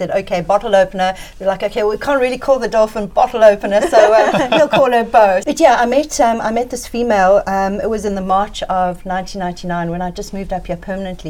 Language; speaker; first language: English; native; English